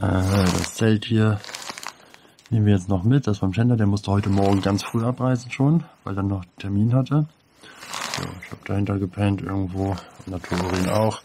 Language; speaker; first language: German; native; German